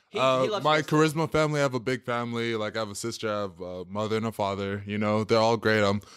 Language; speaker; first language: English; native; English